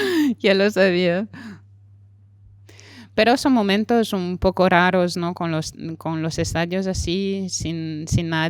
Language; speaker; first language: Spanish; non-native, fluent; French